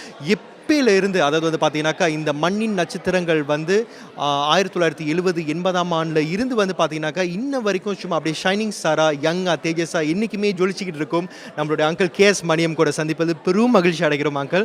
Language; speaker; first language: Tamil; native; Tamil